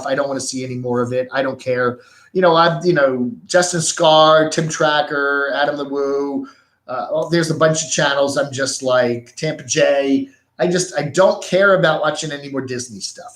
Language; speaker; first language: English; native; English